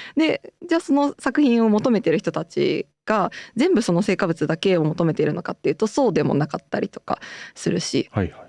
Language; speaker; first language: Japanese; native; Japanese